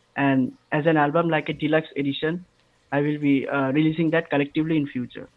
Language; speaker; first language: English; non-native, local second language; Bangla